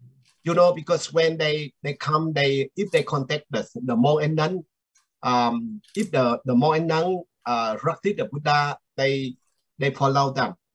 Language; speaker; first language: English; non-native, learner; Vietnamese